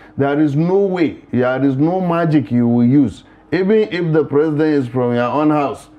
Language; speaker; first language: English; non-native, local second language; Hausa